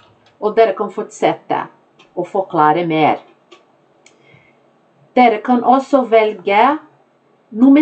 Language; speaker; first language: Norwegian; non-native, fluent; Portuguese